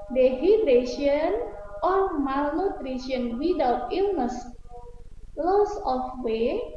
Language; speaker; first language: English; non-native, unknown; Indonesian